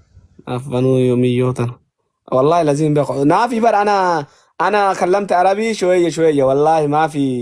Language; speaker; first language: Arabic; non-native, learner; Oromo